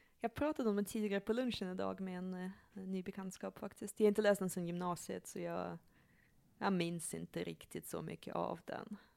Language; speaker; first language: Swedish; early bilingual, other home language; Russian